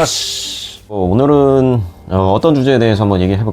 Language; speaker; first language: Korean; native; Korean